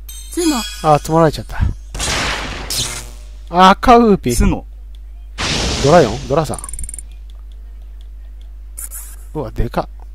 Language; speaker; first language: Japanese; native; Japanese